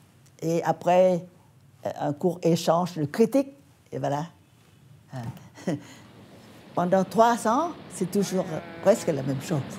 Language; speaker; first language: French; non-native, fluent; Vietnamese